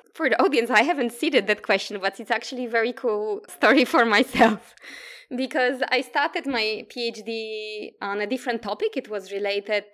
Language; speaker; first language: English; non-native, fluent; Polish